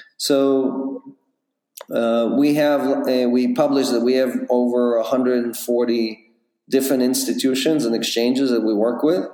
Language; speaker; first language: English; non-native, fluent; Russian